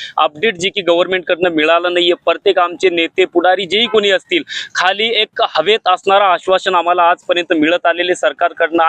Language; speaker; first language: Marathi; non-native, local second language; Lambadi